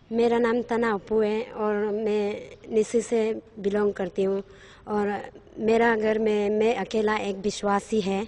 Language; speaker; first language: Hindi; non-native, local second language; Nyishi